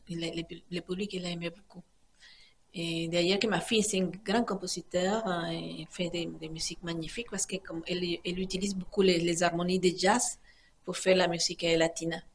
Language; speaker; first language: French; non-native, fluent; Spanish